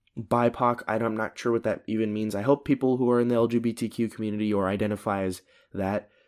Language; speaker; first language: English; early bilingual, other home language; Filipino